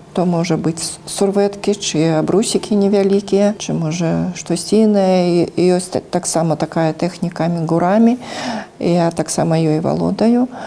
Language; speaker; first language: Belarusian; native; Belarusian